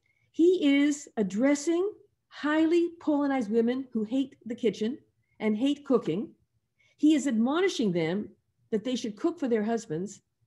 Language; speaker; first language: English; native; English